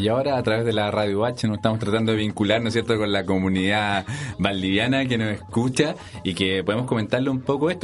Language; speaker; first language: Spanish; native; Spanish